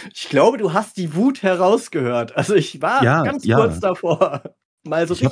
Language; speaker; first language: German; native; German